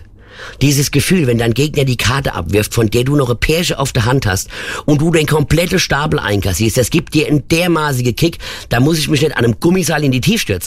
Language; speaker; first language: German; native; German